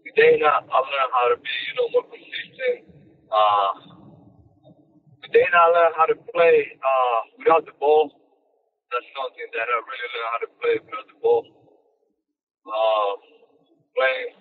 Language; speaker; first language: English; non-native, fluent; Spanish